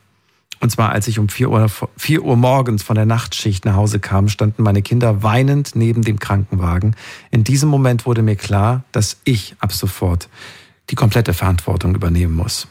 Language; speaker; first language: German; native; German